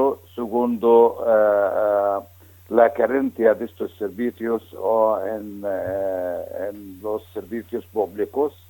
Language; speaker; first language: Spanish; non-native, fluent; Arabic